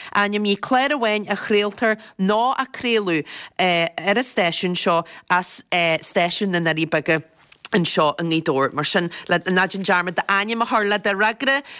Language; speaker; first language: Irish; native; Irish